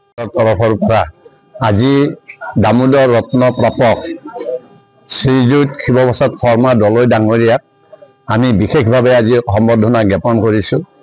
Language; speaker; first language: Assamese; native; Assamese